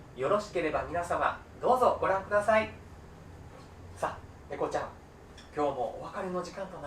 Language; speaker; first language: Japanese; native; Japanese